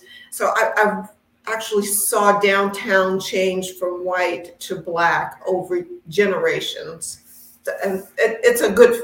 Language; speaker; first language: English; native; English